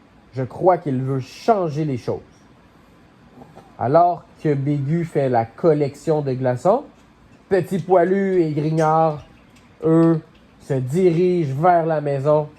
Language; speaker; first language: French; native; French